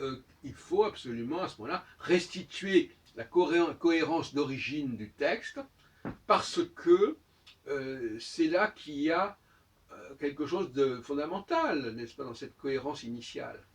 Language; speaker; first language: French; native; French